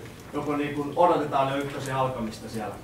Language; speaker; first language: Finnish; native; Finnish